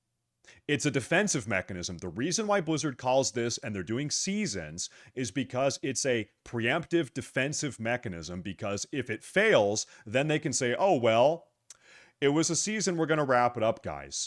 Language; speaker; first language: English; native; English